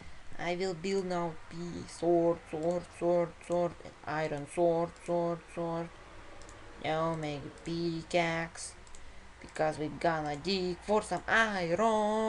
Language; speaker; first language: English; non-native, learner; Lithuanian